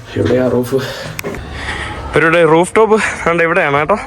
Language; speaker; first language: Malayalam; native; Malayalam